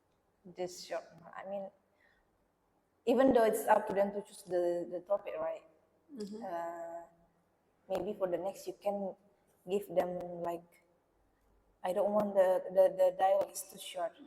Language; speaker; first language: English; non-native, local second language; Indonesian